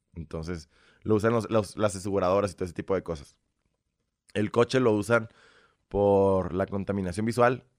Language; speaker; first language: Spanish; early bilingual, other home language; Russian